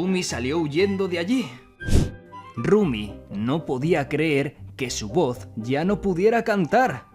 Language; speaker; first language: Spanish; native; Spanish